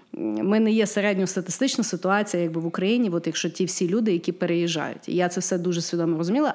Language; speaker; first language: Ukrainian; native; Ukrainian